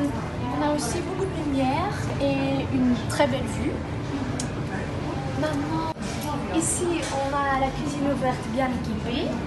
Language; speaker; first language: French; non-native, fluent; Dutch